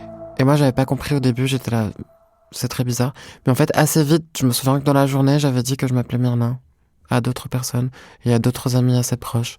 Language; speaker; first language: French; non-native, local second language; Arabic